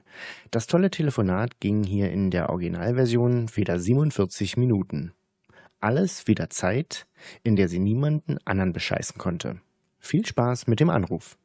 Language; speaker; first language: German; native; German